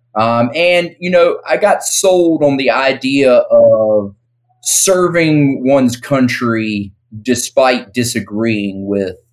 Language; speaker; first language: English; native; English